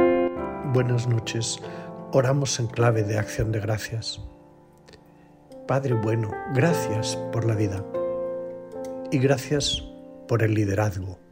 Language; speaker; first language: Spanish; native; Spanish